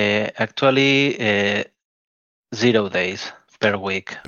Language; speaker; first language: English; non-native, learner; Spanish